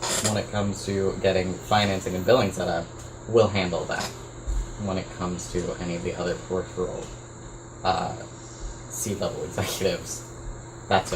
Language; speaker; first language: English; native; English